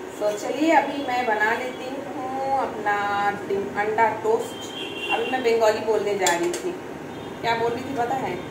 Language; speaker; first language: Hindi; non-native, local second language; Bangla